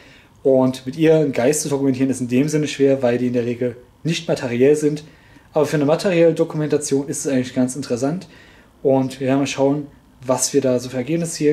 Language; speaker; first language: German; native; German